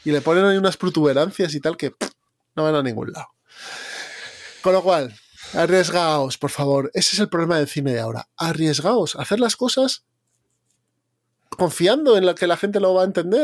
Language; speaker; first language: Spanish; native; Spanish